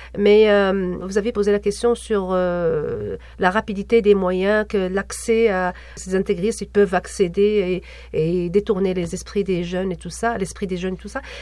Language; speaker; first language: French; non-native, local second language; Arabic